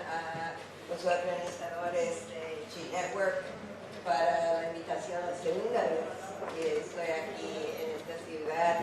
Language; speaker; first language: Spanish; non-native, fluent; English